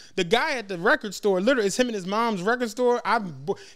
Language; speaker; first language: English; native; English